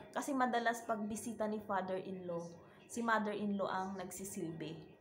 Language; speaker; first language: Filipino; native; Filipino